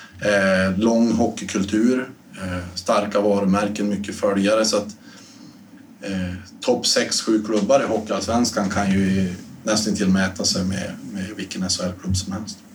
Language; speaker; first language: Swedish; native; Swedish